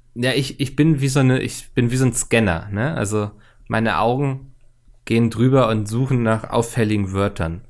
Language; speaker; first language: German; native; German